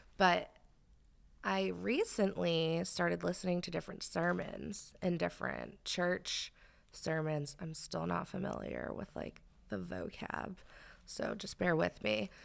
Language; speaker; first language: English; native; English